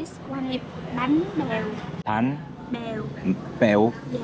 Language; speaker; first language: English; non-native, learner; Vietnamese